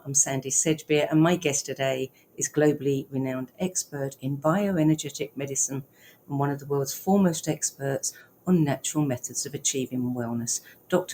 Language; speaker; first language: English; native; English